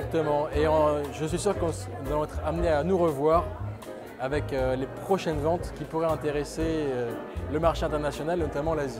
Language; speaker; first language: French; native; French